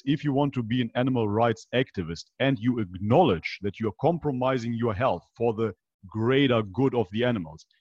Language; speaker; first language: English; non-native, fluent; Macedonian